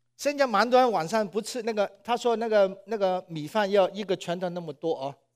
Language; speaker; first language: Chinese; non-native, local second language; Cantonese